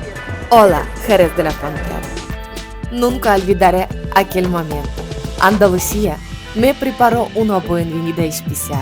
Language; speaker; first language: Spanish; non-native, learner; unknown